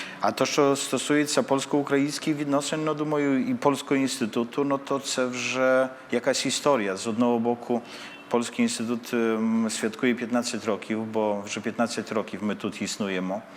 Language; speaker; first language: Polish; non-native, learner; Ukrainian